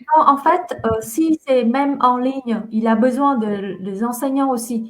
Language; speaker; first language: French; non-native, fluent; Vietnamese